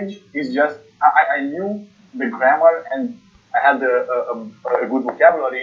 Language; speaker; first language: English; non-native, fluent; Romanian